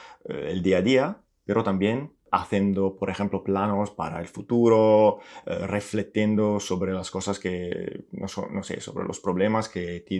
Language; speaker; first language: Spanish; non-native, fluent; Italian